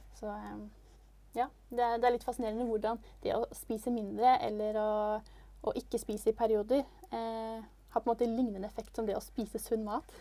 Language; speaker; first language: Norwegian; native; Norwegian